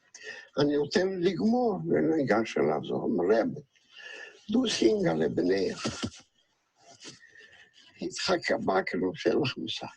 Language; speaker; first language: Hebrew; non-native, fluent; Yiddish